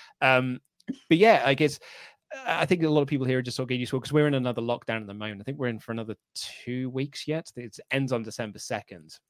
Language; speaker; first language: English; native; English